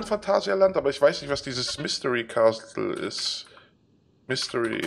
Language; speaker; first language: German; native; German